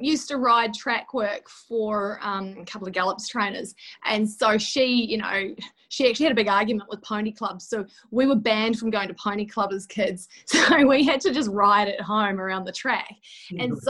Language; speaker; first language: English; native; English